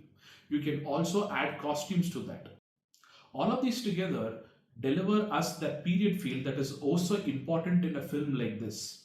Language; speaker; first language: English; non-native, local second language; Tamil